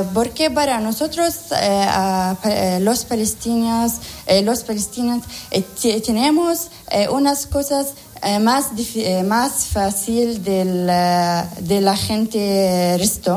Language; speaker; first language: Spanish; non-native, learner; Arabic